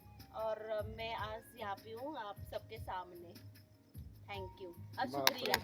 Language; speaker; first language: Hindi; non-native, local second language; Rongmei Naga